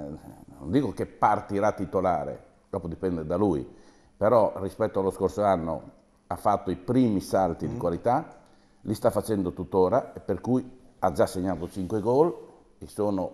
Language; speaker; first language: Italian; native; Italian